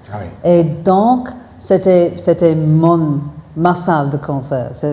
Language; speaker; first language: French; non-native, fluent; English